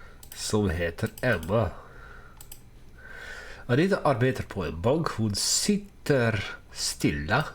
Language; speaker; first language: Swedish; non-native, learner; Dutch